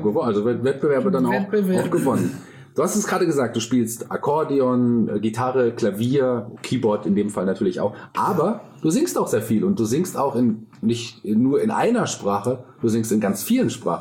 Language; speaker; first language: German; native; German